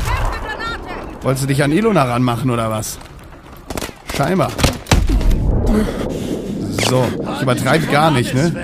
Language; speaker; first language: German; native; German